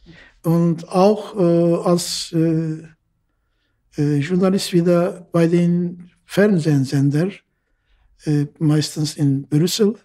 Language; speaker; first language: German; non-native, fluent; Turkish